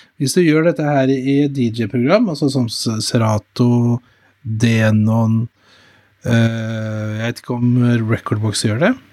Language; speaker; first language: Norwegian; native; Norwegian